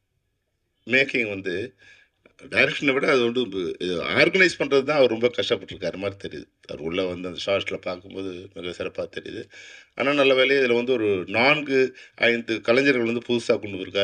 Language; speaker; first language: Tamil; native; Tamil